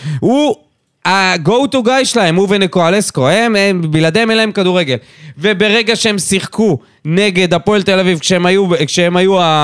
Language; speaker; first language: Hebrew; native; Hebrew